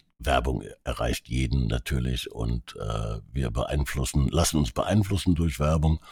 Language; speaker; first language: German; early bilingual, other home language; Hungarian